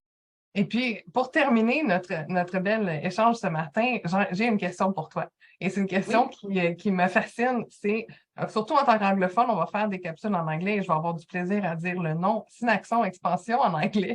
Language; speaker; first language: French; native; French